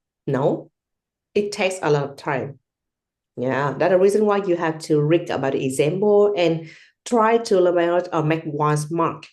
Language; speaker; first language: English; non-native, learner; Vietnamese